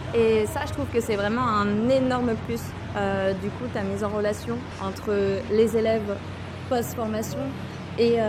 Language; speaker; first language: French; native; French